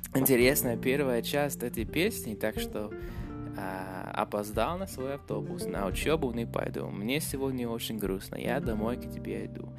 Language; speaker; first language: Russian; non-native, fluent; English